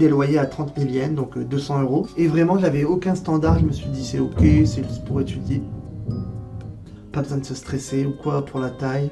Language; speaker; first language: French; native; French